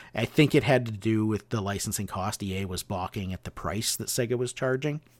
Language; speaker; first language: English; native; English